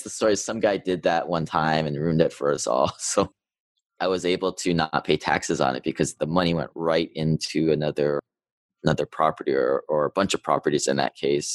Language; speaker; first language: English; native; English